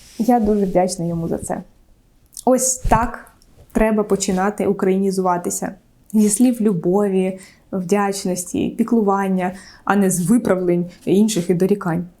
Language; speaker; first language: Ukrainian; non-native, local second language; Russian